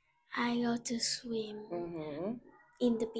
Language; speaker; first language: English; non-native, learner; Vietnamese